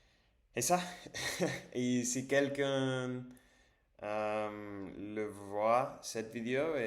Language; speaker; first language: French; non-native, learner; English